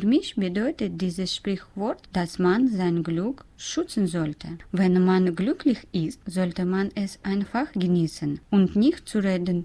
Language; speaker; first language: German; non-native, learner; Russian